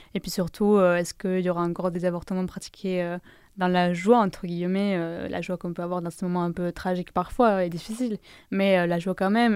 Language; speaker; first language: French; non-native, fluent; Spanish